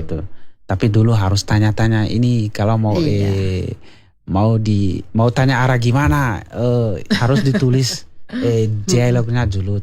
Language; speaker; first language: Indonesian; non-native, learner; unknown